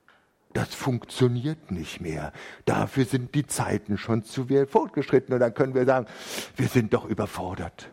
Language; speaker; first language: German; native; German